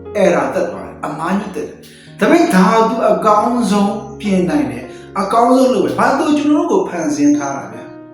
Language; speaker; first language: Burmese; non-native, local second language; Kachin